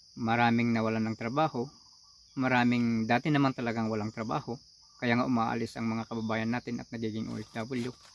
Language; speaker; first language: Filipino; non-native, local second language; Iloko